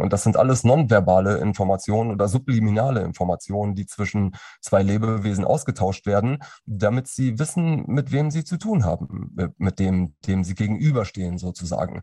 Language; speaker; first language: German; native; German